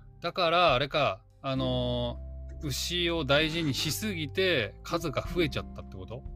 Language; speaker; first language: Japanese; native; Japanese